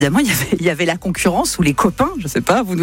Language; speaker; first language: French; native; French